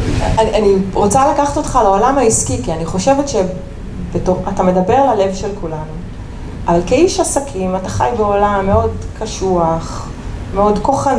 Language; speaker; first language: Hebrew; native; Hebrew